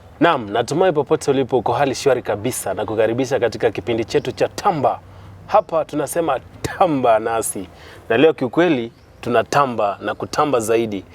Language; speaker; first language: Swahili; non-native, local second language; Gusii